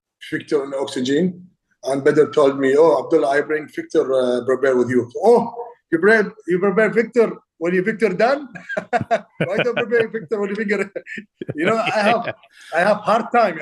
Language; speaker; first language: English; non-native, learner; Arabic